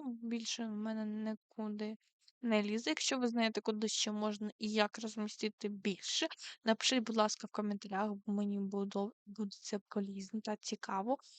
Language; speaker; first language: Ukrainian; non-native, local second language; Russian